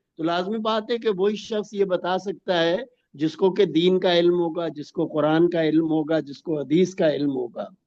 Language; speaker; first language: Urdu; non-native, local second language; Punjabi